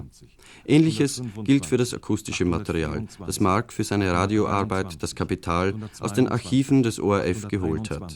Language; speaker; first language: German; native; German